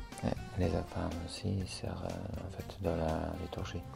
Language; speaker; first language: French; non-native, learner; Serbian